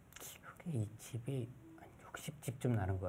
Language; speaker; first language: Korean; native; Korean